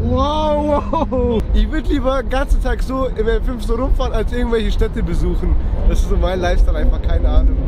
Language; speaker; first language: German; early bilingual, other home language; Turkish